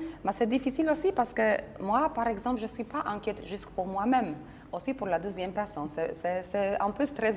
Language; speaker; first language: French; non-native, fluent; Polish